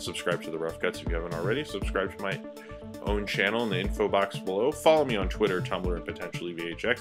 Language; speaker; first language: English; native; English